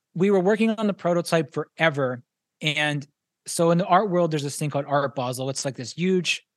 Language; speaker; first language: English; native; English